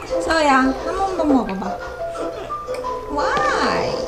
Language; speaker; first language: Korean; non-native, learner; Filipino